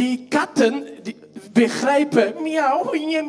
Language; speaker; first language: Dutch; non-native, fluent; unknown